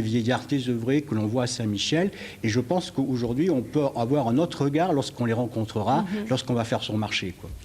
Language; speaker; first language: French; native; French